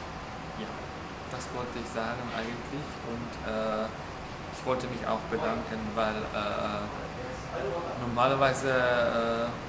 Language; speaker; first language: German; non-native, fluent; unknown